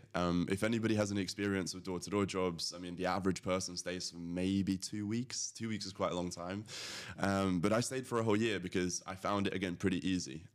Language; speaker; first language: English; early bilingual, other home language; Latvian